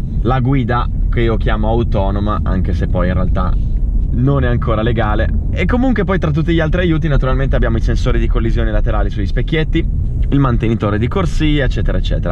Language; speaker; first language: Italian; native; Italian